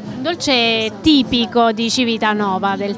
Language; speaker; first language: Italian; native; Italian